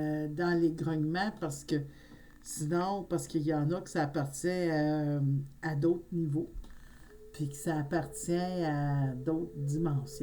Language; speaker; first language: French; native; French